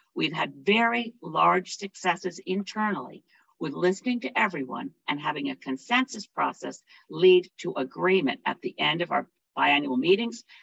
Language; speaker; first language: English; native; English